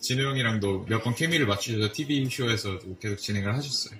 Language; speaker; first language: Korean; early bilingual, heritage; Korean